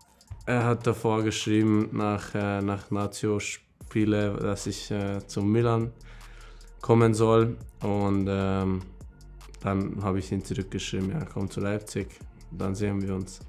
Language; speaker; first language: German; non-native, fluent; Hungarian